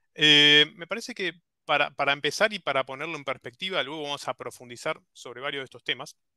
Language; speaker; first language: Spanish; native; Spanish